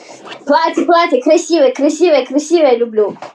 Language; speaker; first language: Russian; non-native, learner; Uzbek